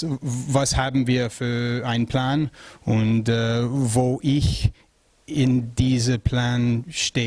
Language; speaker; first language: German; non-native, learner; French